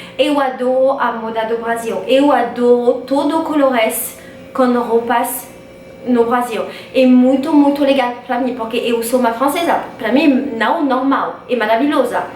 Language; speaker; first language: Portuguese; non-native, learner; French